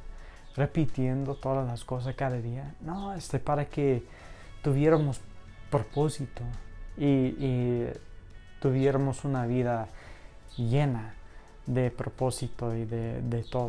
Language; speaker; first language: Spanish; non-native, fluent; English